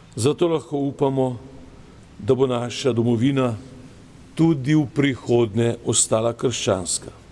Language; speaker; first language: Slovenian; native; Slovenian